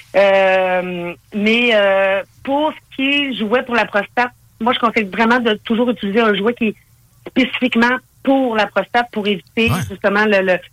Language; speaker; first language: French; native; French